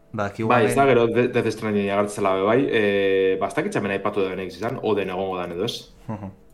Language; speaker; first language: Basque; native; Basque